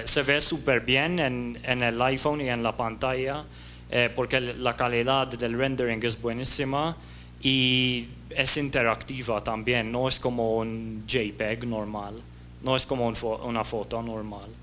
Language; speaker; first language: Spanish; non-native, fluent; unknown